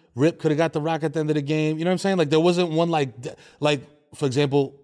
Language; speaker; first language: English; native; English